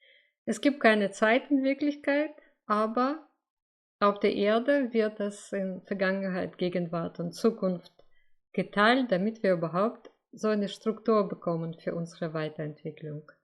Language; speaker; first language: German; non-native, fluent; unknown